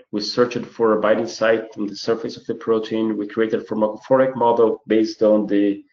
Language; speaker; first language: English; non-native, fluent; Portuguese